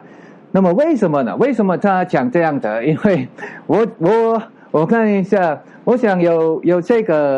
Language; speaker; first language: Chinese; non-native, learner; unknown